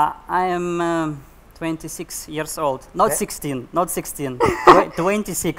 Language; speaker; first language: English; non-native, learner; Russian